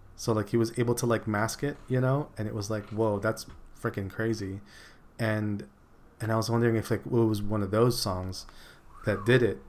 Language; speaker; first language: English; early bilingual, other home language; Filipino